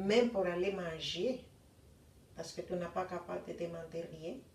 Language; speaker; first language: French; non-native, fluent; Spanish